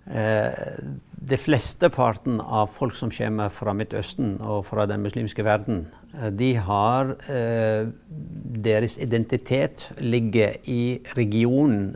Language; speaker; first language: Norwegian; non-native, fluent; Arabic